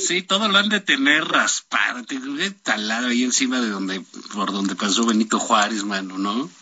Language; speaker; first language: Spanish; native; Spanish